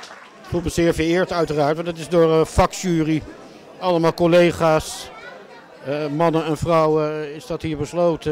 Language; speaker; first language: Dutch; native; Dutch